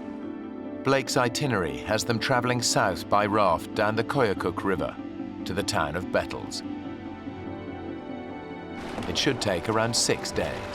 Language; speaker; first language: English; native; English